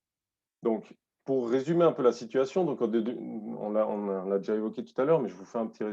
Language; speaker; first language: French; native; French